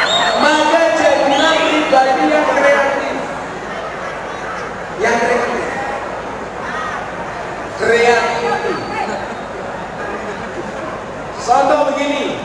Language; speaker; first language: Indonesian; non-native, local second language; Javanese